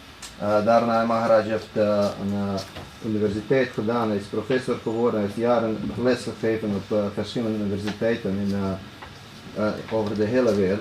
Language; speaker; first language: Dutch; non-native, fluent; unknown